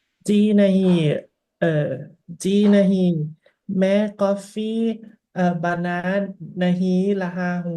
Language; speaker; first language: Hindi; non-native, learner; Thai